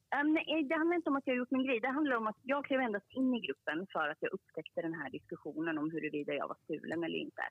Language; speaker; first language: Swedish; early bilingual, other home language; Korean